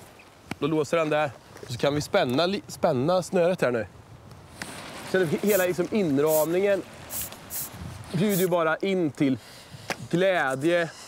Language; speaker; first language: Swedish; native; Swedish